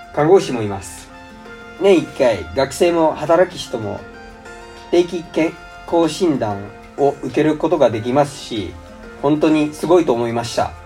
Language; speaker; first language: Japanese; early bilingual, other home language; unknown